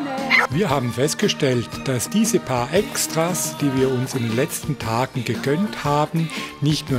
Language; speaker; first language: German; native; German